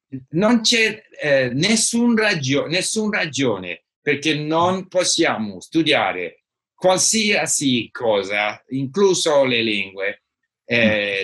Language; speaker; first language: Italian; non-native, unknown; English